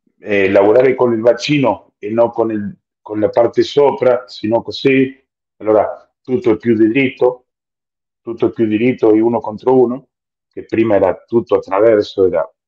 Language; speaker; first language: Italian; non-native, fluent; Spanish